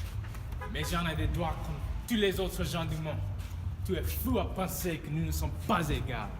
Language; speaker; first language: French; non-native, learner; English